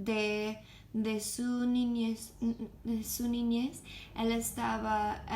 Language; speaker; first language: Spanish; non-native, learner; English